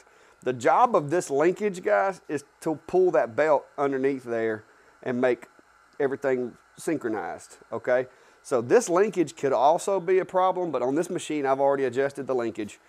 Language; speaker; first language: English; native; English